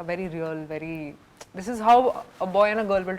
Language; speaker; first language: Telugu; non-native, fluent; Hindi